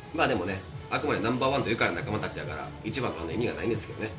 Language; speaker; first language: Japanese; native; Japanese